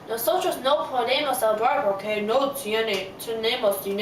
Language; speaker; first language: Spanish; non-native, learner; English